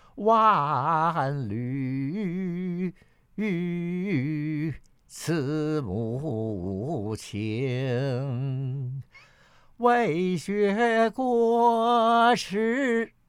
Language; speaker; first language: Chinese; native; Chinese